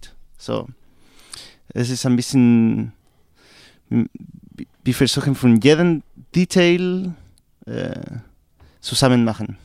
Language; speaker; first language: German; non-native, learner; Spanish